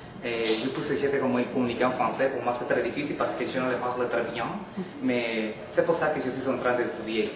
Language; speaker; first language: French; non-native, learner; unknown